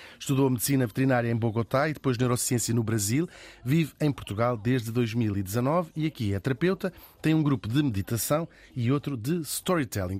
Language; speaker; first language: Portuguese; native; Portuguese